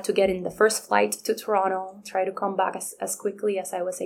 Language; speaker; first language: English; non-native, fluent; Spanish